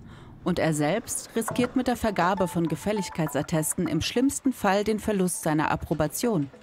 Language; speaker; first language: German; native; German